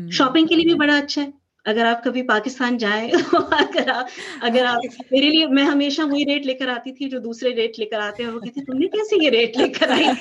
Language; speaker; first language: Urdu; early bilingual, heritage; Urdu